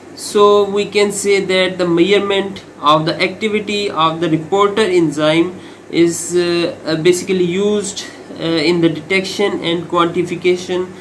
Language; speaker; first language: English; non-native, local second language; Urdu